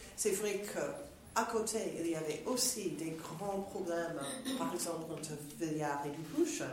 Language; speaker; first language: French; non-native, fluent; English